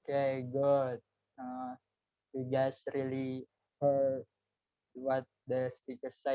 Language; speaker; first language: English; non-native, learner; Indonesian